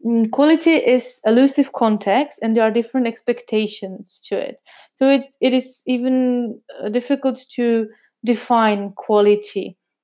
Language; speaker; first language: English; non-native, fluent; Czech